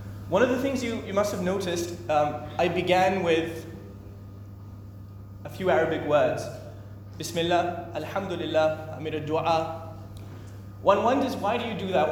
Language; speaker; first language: English; native; English